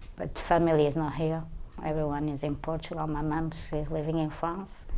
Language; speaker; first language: English; non-native, fluent; Portuguese